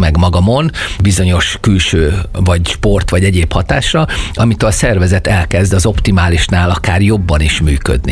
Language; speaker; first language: Hungarian; native; Hungarian